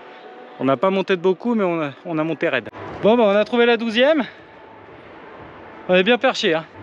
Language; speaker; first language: French; native; French